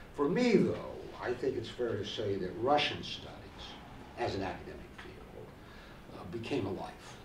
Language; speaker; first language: English; native; English